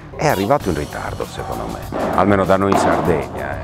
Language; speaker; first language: Italian; native; Italian